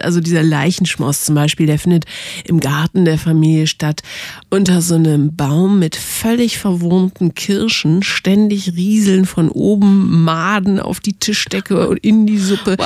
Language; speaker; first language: German; native; German